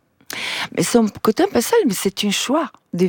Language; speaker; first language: French; non-native, fluent; Italian